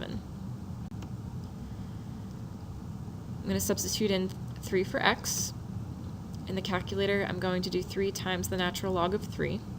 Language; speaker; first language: English; native; English